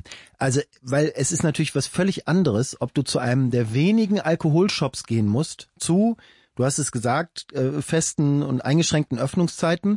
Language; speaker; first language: German; native; German